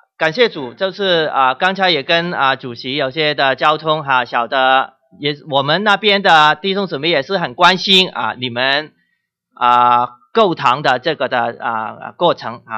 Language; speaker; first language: Chinese; non-native, local second language; Cantonese